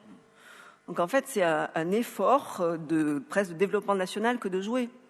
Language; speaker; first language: French; native; French